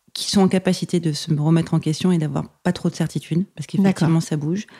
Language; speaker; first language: French; native; French